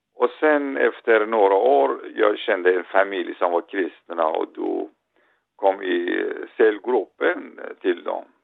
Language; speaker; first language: Swedish; non-native, fluent; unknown